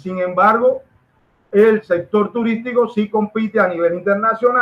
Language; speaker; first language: Spanish; native; Spanish